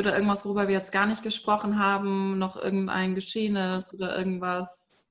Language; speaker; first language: German; early bilingual, heritage; German